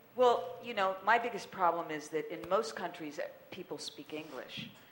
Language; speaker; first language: English; native; English